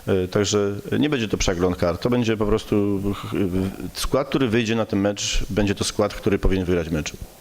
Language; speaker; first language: Polish; native; Polish